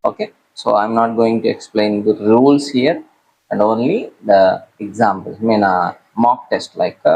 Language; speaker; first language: English; non-native, local second language; Telugu